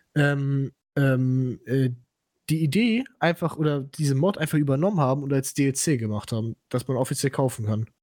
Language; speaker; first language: German; non-native, fluent; Polish